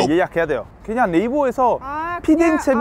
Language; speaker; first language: Korean; non-native, fluent; Italian